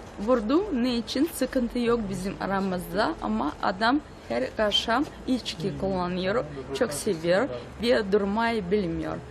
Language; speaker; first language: Turkish; non-native, learner; Russian